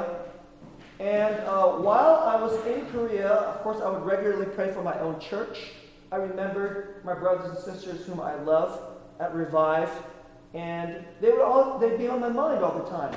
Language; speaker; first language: English; native; English